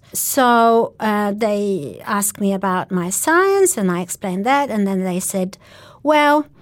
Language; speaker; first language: English; non-native, fluent; Polish